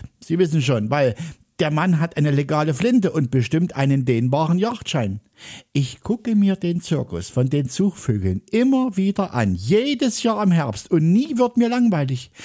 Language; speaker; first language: German; native; German